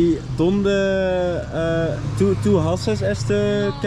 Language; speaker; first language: Spanish; non-native, learner; Dutch